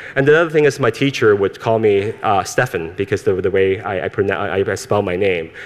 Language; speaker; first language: English; early bilingual, other home language; Cantonese